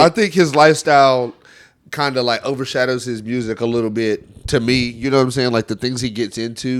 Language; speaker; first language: English; native; English